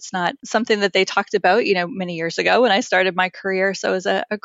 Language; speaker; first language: English; native; English